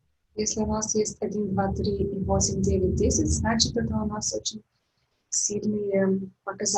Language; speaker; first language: Russian; native; Russian